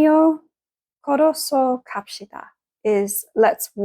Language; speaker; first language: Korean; non-native, learner; English